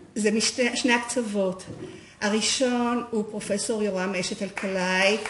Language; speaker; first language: Hebrew; native; Hebrew